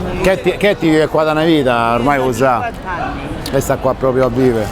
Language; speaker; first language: Italian; native; Italian